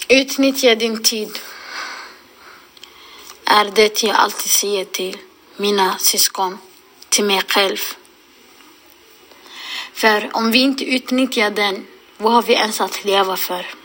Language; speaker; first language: Swedish; non-native, local second language; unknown